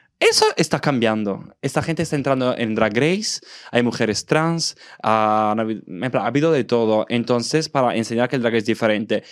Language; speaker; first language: Spanish; non-native, fluent; Italian